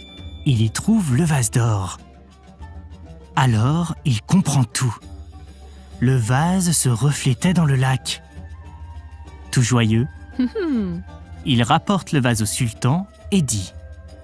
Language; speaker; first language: French; native; French